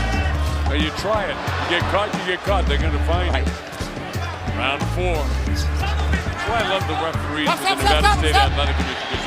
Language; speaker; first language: English; native; English